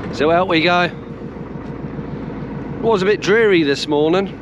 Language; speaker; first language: English; native; English